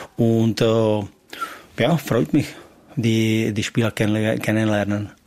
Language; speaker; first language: German; non-native, learner; Czech